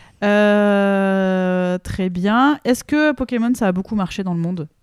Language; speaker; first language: French; native; French